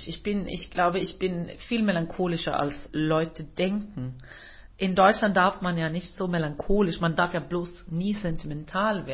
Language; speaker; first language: German; non-native, fluent; Norwegian